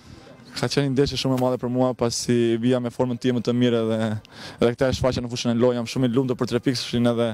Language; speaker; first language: Albanian; native; Albanian